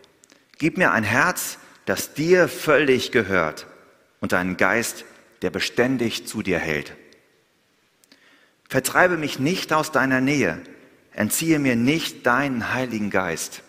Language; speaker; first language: German; native; German